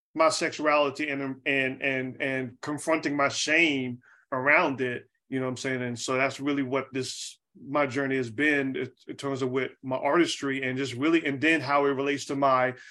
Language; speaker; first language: English; native; English